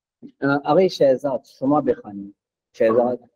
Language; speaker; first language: Persian; non-native, fluent; Urdu